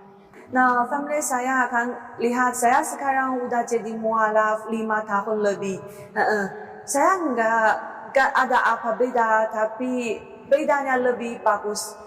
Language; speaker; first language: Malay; non-native, learner; Chinese